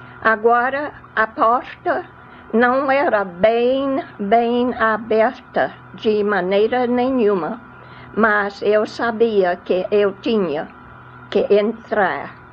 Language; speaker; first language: Portuguese; non-native, fluent; English